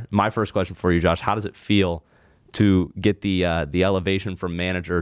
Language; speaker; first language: English; native; English